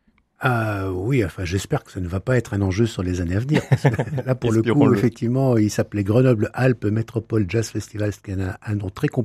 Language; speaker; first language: French; native; French